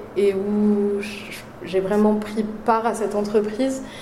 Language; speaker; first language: French; native; French